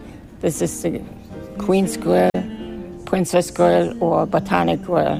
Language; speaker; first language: German; native; German